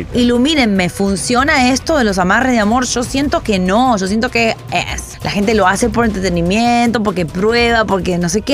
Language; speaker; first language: Spanish; native; Spanish